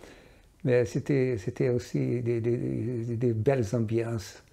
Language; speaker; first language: French; non-native, fluent; Portuguese